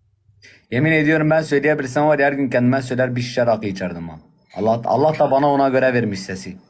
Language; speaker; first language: Turkish; native; Turkish